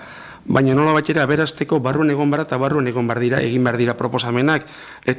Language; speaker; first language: Basque; native; Basque